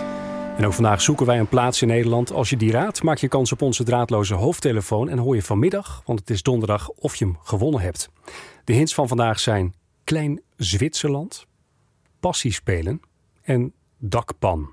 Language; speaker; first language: Dutch; native; Dutch